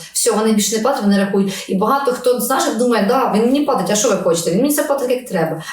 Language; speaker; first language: Ukrainian; native; Ukrainian